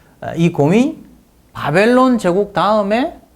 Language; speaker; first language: Korean; native; Korean